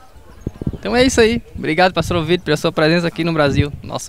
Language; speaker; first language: Portuguese; native; Portuguese